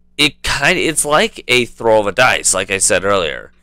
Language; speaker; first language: English; native; English